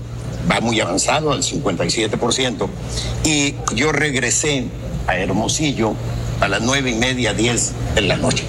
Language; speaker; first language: Spanish; native; Spanish